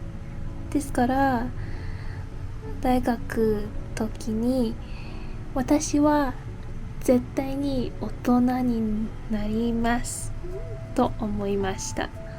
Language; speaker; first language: Japanese; non-native, learner; English